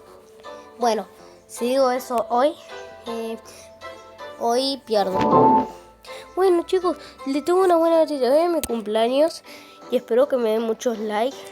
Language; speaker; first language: Spanish; native; Spanish